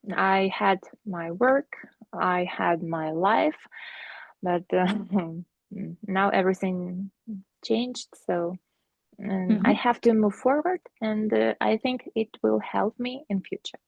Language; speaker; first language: English; non-native, fluent; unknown